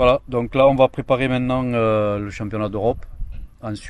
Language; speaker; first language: French; native; French